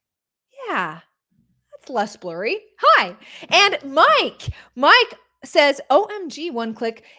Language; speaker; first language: English; native; English